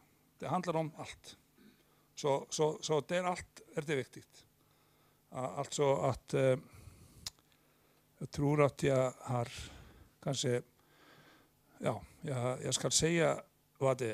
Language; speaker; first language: Swedish; non-native, fluent; Icelandic